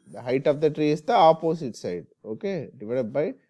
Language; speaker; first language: English; non-native, local second language; Tamil